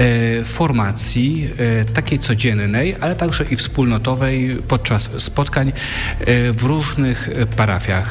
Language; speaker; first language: Polish; native; Polish